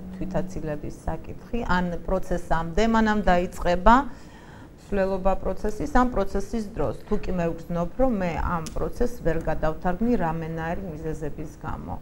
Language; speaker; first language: Georgian; non-native, local second language; Azerbaijani